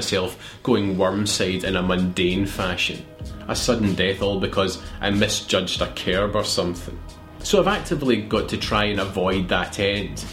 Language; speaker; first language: English; native; English